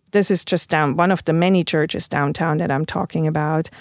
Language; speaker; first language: English; non-native, fluent; German